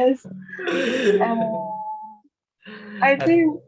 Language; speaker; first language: English; non-native, learner; Indonesian